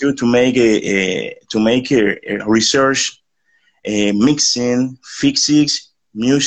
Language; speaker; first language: English; non-native, learner; Spanish